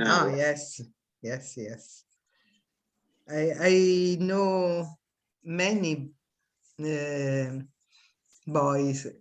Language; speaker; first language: English; non-native, learner; Italian